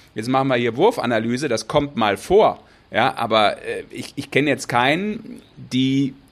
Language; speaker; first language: German; native; German